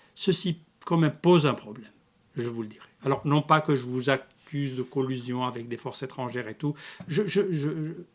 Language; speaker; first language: French; non-native, local second language; Arabic